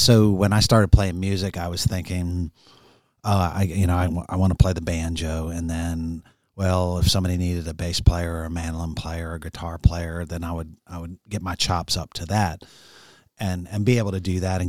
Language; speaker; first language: English; native; English